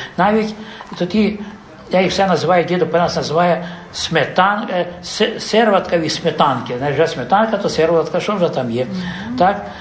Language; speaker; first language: Ukrainian; early bilingual, heritage; Ukrainian